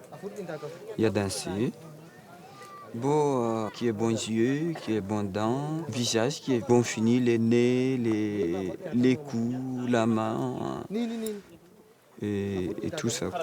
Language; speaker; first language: French; non-native, learner; Fula